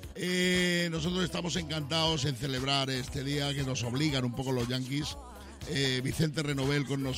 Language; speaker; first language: Spanish; native; Spanish